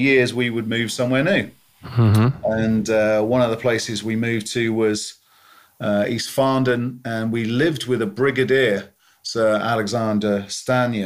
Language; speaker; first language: English; native; English